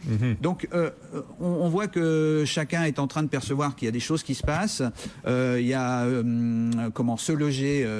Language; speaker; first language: French; native; French